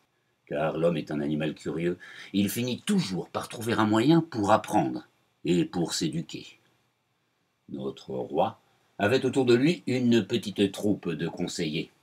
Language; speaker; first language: French; native; French